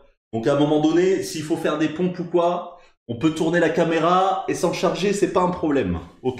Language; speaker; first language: French; native; French